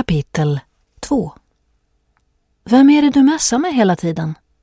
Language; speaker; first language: Swedish; native; Swedish